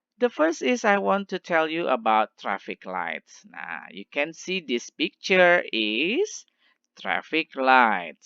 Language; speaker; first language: English; non-native, learner; Indonesian